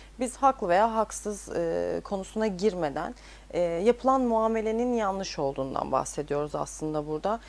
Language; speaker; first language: Turkish; native; Turkish